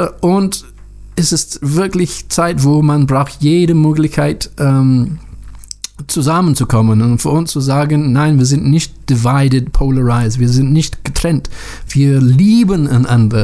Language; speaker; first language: German; non-native, learner; English